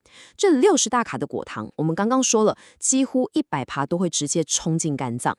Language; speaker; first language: Chinese; native; Chinese